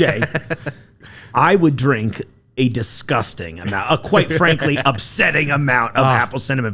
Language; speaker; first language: English; native; English